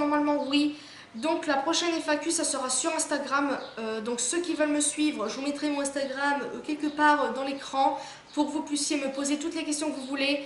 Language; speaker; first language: French; native; French